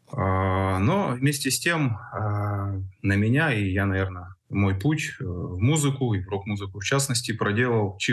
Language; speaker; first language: Russian; native; Russian